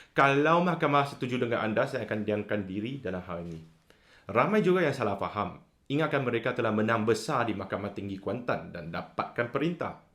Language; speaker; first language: Malay; non-native, local second language; Chinese